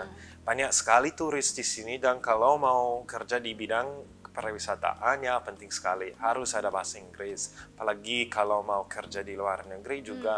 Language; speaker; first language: Indonesian; early bilingual, other home language; English